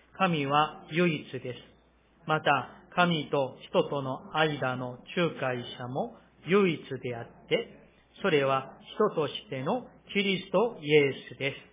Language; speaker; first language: Japanese; non-native, fluent; Korean